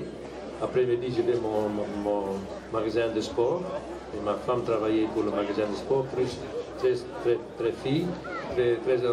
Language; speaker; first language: French; non-native, learner; Dutch